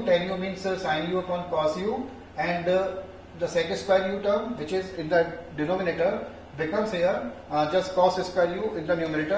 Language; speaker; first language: English; non-native, local second language; Hindi